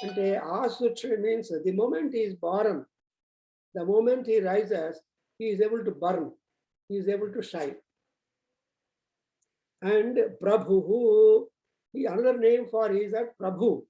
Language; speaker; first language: English; non-native, local second language; Telugu